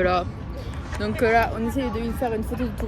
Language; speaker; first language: French; native; French